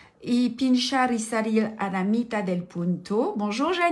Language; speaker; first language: Spanish; non-native, learner; French